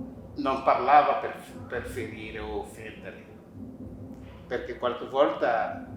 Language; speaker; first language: Italian; non-native, fluent; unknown